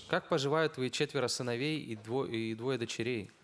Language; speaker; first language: Russian; native; Russian